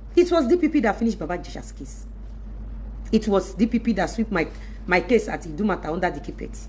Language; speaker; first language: English; non-native, local second language; Yoruba